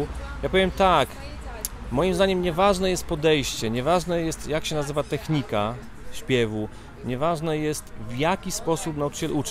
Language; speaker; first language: Polish; native; Polish